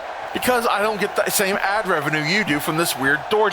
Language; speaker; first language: English; native; English